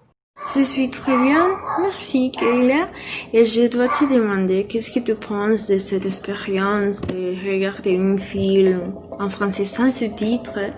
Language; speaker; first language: French; non-native, learner; Spanish